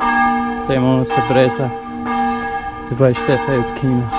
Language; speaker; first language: Portuguese; non-native, fluent; Croatian